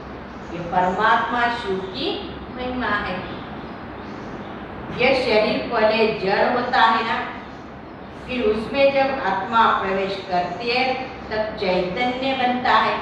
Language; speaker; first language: Hindi; non-native, local second language; Marathi